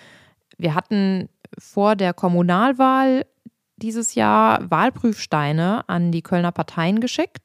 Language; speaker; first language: German; native; German